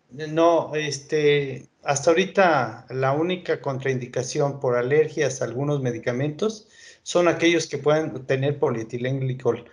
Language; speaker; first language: Spanish; native; Spanish